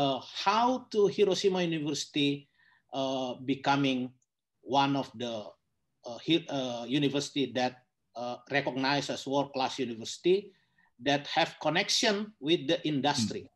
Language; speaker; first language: English; non-native, learner; Indonesian